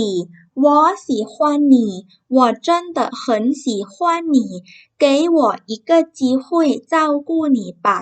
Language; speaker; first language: Chinese; non-native, fluent; Thai